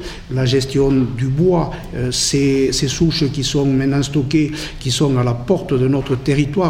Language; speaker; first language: French; native; French